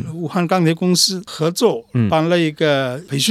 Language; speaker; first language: Chinese; non-native, fluent; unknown